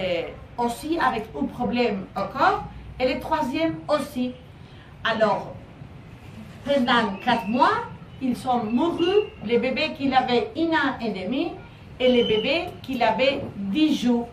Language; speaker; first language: French; non-native, learner; Spanish